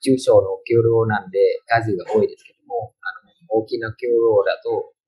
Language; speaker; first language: Japanese; non-native, fluent; Vietnamese